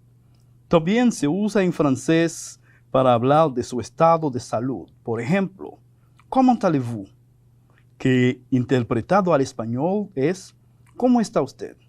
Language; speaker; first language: Spanish; non-native, fluent; French